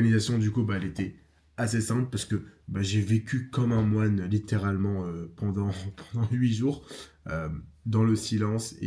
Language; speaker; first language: French; native; French